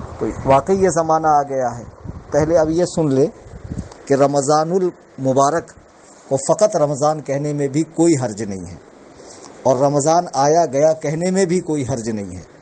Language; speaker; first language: Urdu; native; Urdu